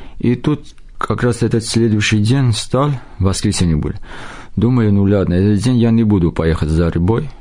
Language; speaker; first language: Russian; non-native, local second language; Armenian